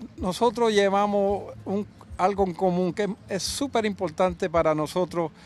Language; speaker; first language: Spanish; early bilingual, heritage; Spanish